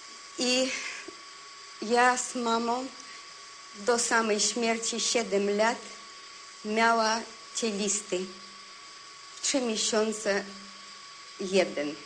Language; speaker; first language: Polish; early bilingual, heritage; Polish